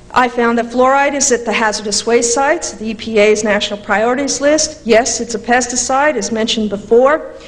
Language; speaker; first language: English; native; English